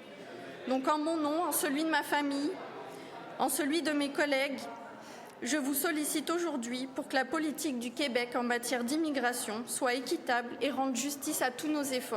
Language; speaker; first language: French; native; French